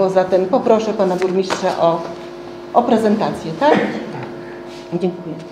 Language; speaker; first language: Polish; native; Polish